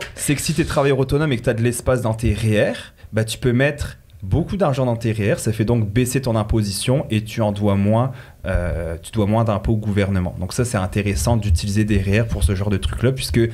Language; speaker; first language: French; native; French